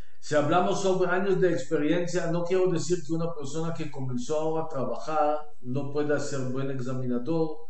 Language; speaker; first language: Spanish; non-native, learner; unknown